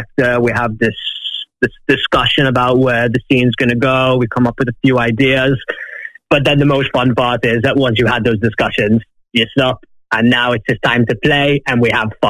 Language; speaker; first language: English; native; English